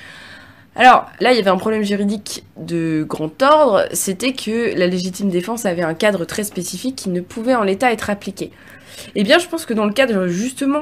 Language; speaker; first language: French; native; French